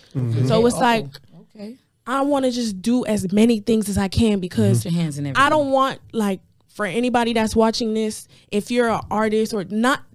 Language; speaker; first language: English; native; English